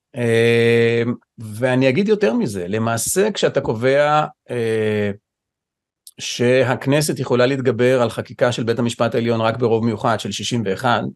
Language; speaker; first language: Hebrew; native; Hebrew